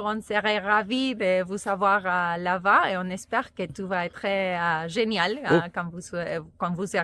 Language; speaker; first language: French; non-native, fluent; Spanish